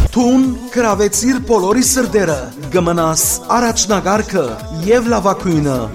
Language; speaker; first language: Armenian; native; Armenian